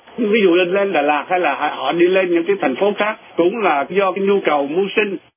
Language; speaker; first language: Vietnamese; non-native, local second language; Eastern Cham